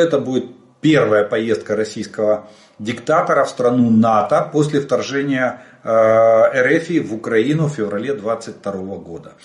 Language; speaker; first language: Russian; native; Russian